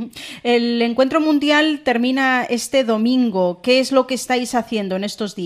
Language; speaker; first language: Spanish; native; Spanish